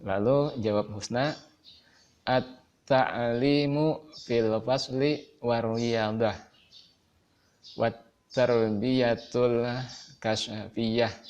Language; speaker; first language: Arabic; non-native, fluent; Indonesian